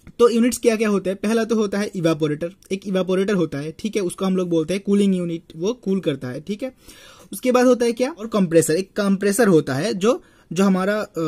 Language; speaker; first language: Hindi; native; Hindi